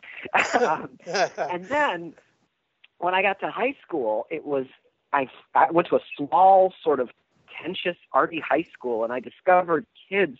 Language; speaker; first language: English; native; English